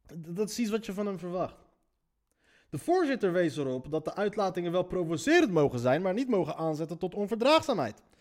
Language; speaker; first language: Dutch; early bilingual, other home language; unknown